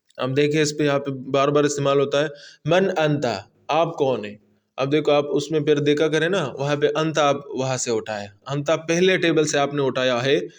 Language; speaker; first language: Urdu; non-native, local second language; Pashto